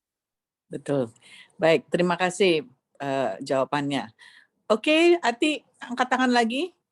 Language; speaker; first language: Indonesian; native; Indonesian